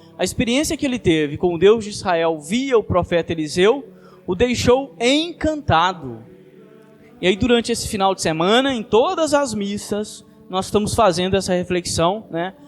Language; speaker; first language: Portuguese; native; Portuguese